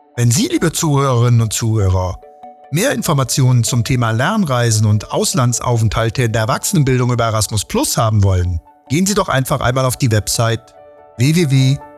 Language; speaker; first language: German; native; German